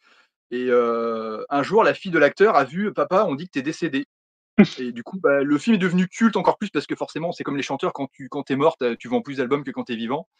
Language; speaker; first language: French; native; French